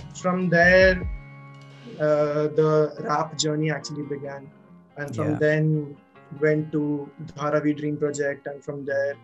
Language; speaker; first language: English; non-native, local second language; Hindi